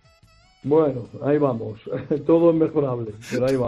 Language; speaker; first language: Spanish; native; Spanish